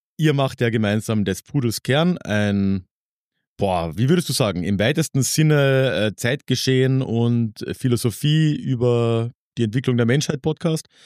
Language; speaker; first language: German; native; German